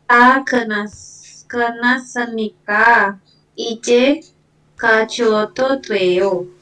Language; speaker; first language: Korean; non-native, learner; Indonesian